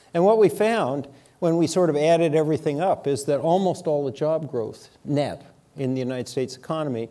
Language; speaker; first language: English; native; English